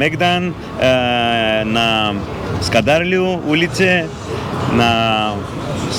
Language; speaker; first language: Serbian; non-native, learner; Greek